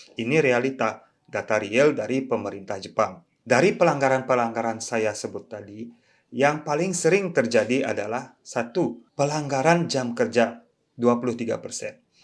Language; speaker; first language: Indonesian; early bilingual, other home language; Japanese